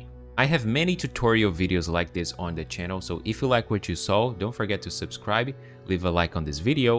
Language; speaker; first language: English; non-native, fluent; Portuguese